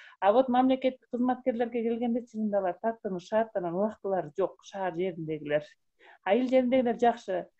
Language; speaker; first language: Kyrgyz; native; Kyrgyz